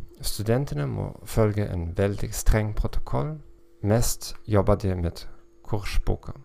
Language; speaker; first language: Norwegian; non-native, learner; German